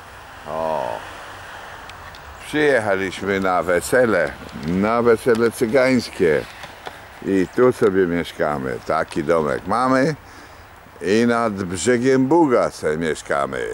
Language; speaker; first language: Polish; native; Polish